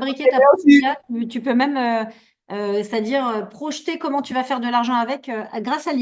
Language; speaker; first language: French; native; French